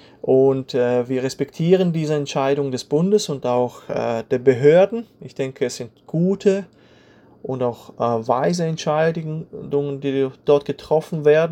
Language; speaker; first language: German; native; German